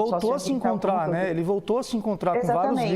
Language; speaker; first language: Portuguese; native; Portuguese